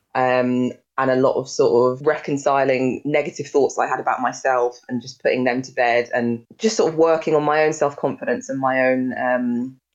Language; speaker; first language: English; native; English